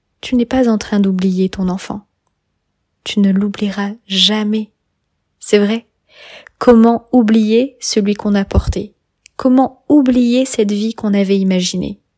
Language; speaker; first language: French; native; French